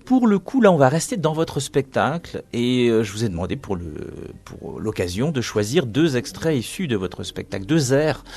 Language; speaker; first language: French; native; French